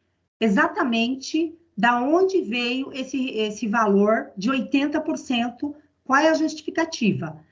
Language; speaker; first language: Portuguese; native; Portuguese